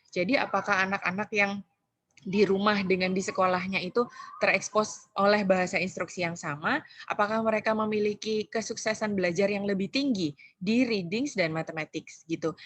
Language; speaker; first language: Indonesian; native; Indonesian